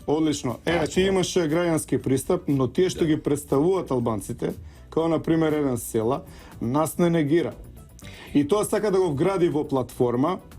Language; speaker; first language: Macedonian; native; Macedonian